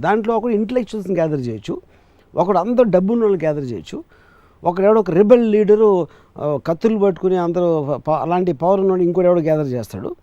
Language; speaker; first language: Telugu; native; Telugu